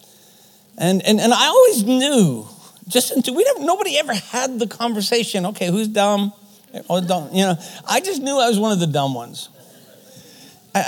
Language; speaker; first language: English; non-native, fluent; German